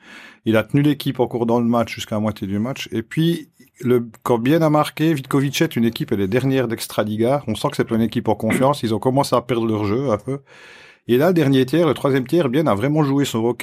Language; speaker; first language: French; native; French